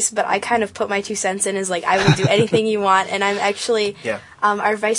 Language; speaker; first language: English; native; English